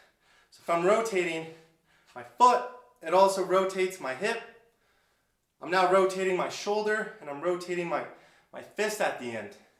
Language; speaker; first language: English; native; English